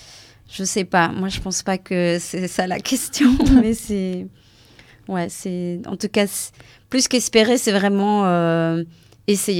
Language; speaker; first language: French; native; French